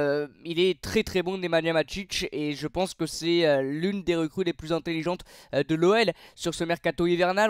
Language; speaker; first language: French; native; French